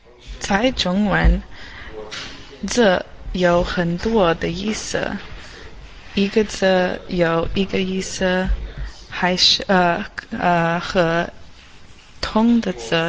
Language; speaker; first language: Chinese; non-native, learner; English